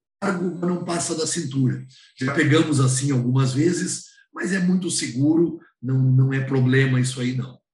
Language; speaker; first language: Portuguese; native; Portuguese